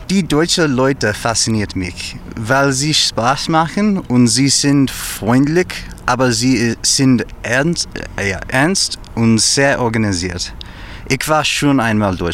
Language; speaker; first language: German; non-native, learner; English